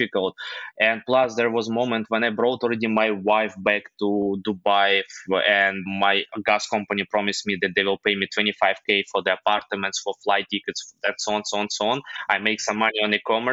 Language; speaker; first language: English; non-native, fluent; Ukrainian